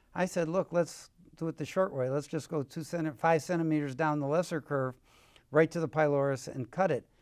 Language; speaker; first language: English; native; English